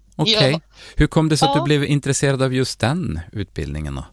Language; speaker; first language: Swedish; native; Swedish